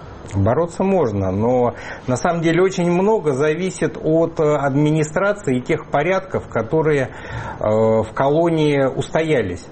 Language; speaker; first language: Russian; native; Russian